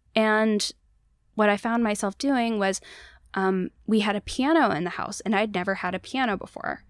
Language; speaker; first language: English; native; English